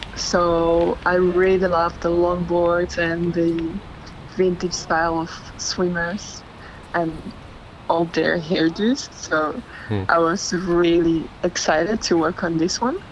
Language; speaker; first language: English; non-native, fluent; Slovak